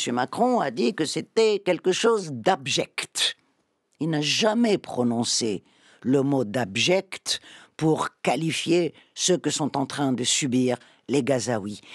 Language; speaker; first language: French; native; French